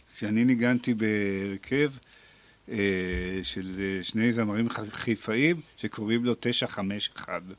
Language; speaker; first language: Hebrew; native; Hebrew